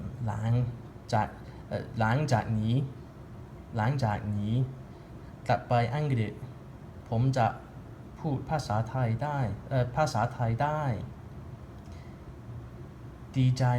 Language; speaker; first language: Thai; non-native, learner; English